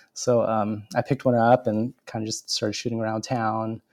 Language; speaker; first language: English; native; English